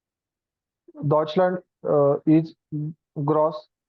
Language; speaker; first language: German; non-native, learner; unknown